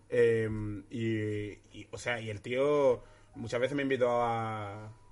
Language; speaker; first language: Spanish; early bilingual, other home language; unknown